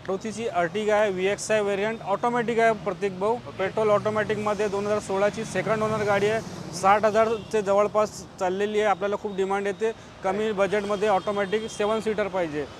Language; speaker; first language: Marathi; non-native, local second language; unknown